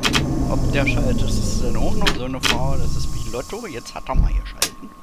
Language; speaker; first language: German; native; German